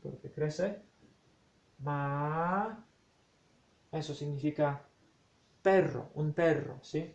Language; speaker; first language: Spanish; non-native, fluent; Polish